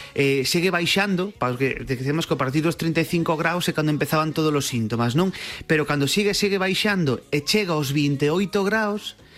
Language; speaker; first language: Galician; native; Galician